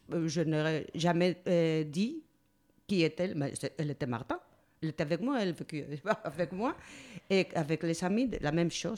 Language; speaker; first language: French; non-native, learner; Spanish